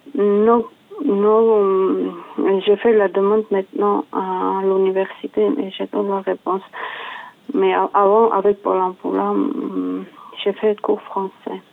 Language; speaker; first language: French; non-native, learner; Georgian